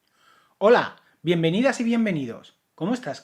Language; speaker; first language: Spanish; native; Spanish